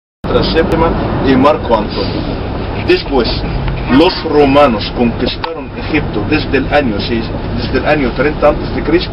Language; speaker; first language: Spanish; non-native, fluent; Arabic